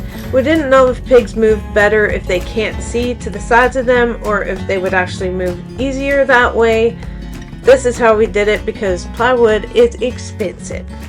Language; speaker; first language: English; native; English